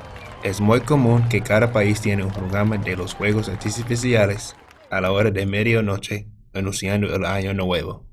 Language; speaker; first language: Spanish; non-native, learner; English